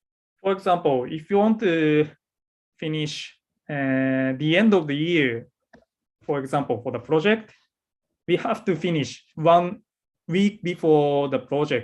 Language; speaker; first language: English; non-native, learner; Japanese